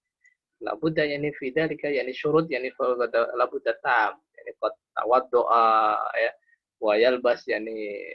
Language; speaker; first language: Arabic; non-native, fluent; Indonesian